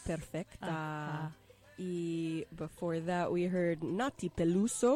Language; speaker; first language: Spanish; non-native, learner; English